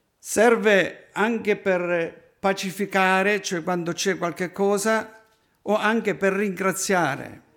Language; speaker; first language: Italian; native; Italian